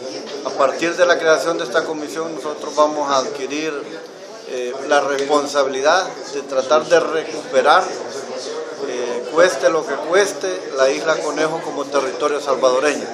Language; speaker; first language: Spanish; native; Spanish